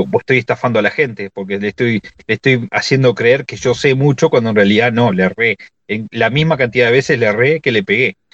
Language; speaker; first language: Spanish; native; Spanish